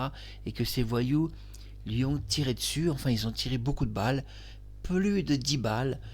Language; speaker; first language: French; native; French